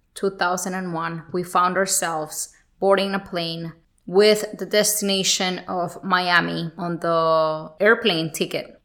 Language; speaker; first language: English; early bilingual, other home language; Spanish